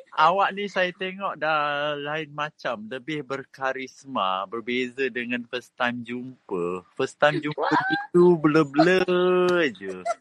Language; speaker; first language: Malay; native; Malay